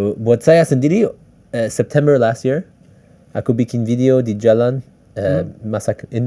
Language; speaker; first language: Indonesian; early bilingual, heritage; English